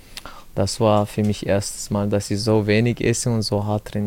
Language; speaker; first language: German; early bilingual, other home language; Chechen